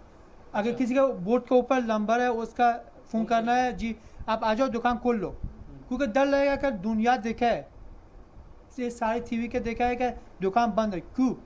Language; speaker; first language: Hindi; non-native, learner; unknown